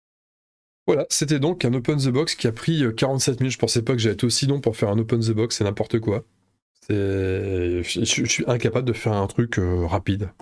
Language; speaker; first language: French; native; French